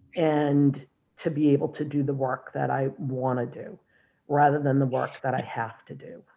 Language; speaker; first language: English; native; English